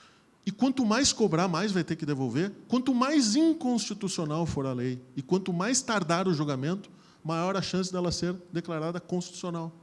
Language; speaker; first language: Portuguese; native; Portuguese